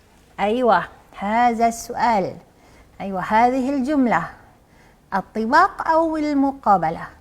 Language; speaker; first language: Arabic; non-native, fluent; Malay